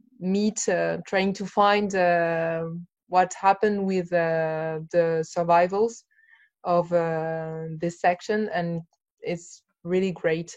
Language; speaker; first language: English; non-native, learner; French